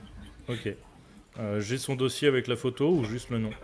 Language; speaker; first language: French; native; French